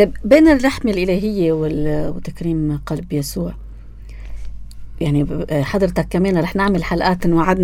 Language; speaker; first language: Arabic; native; Arabic